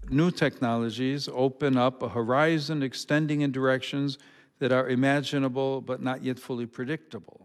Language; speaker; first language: English; native; English